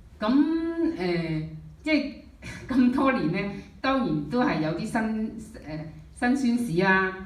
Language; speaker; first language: Cantonese; native; Cantonese